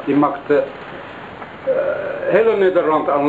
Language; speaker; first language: Dutch; non-native, learner; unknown